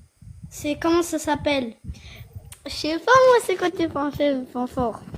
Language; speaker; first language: French; early bilingual, other home language; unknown